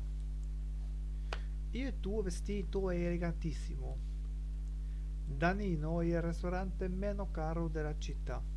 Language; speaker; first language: Italian; non-native, learner; German